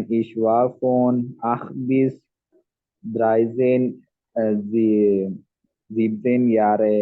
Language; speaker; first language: German; non-native, learner; Malayalam